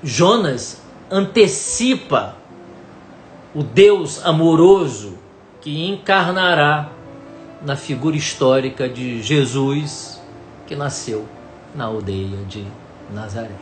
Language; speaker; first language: Portuguese; native; Portuguese